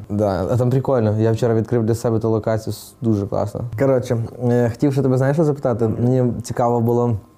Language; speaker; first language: Ukrainian; native; Ukrainian